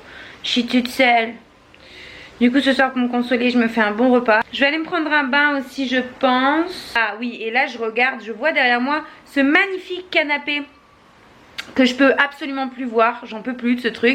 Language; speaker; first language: French; native; French